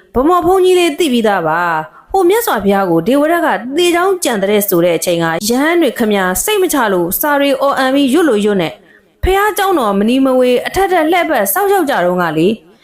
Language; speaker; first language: Burmese; native; Burmese